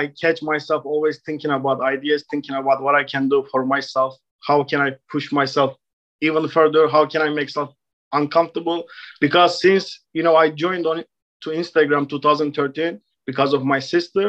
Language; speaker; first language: English; non-native, fluent; Turkish